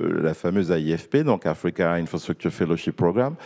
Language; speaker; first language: French; native; French